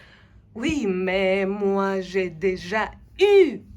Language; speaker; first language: French; non-native, fluent; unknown